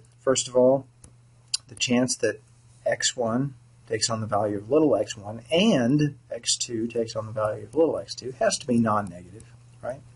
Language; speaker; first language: English; native; English